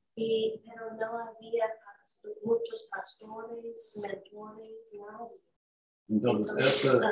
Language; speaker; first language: Spanish; non-native, learner; English